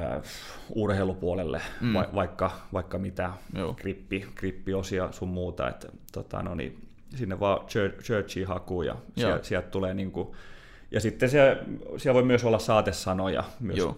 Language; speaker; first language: Finnish; native; Finnish